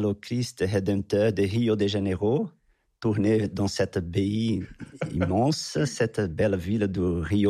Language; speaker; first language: French; non-native, fluent; Portuguese